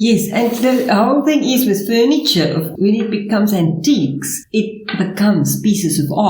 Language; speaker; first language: English; non-native, local second language; Afrikaans